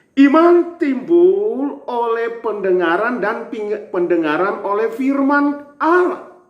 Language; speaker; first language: Indonesian; native; Indonesian